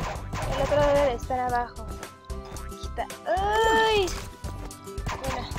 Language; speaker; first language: Spanish; native; Spanish